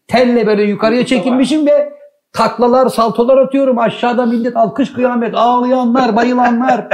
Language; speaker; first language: Turkish; native; Turkish